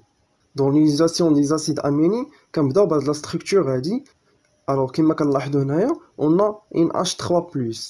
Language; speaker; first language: French; non-native, local second language; Arabic